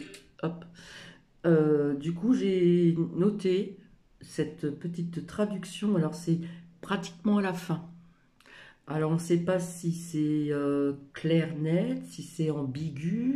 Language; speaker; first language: French; native; French